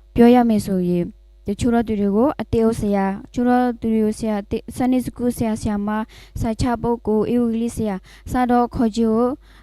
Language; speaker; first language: Burmese; non-native, local second language; S'gaw Karen